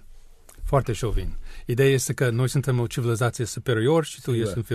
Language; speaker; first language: Romanian; non-native, learner; English